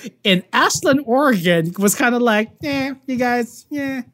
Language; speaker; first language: English; non-native, local second language; Filipino